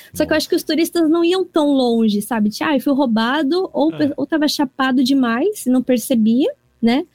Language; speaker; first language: Portuguese; early bilingual, heritage; Portuguese